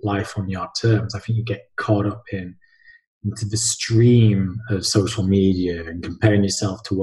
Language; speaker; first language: English; native; English